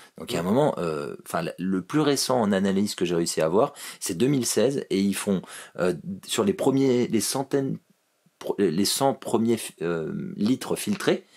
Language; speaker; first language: French; native; French